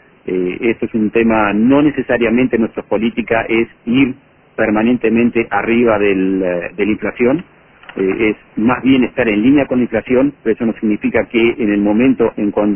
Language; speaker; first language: Spanish; native; Spanish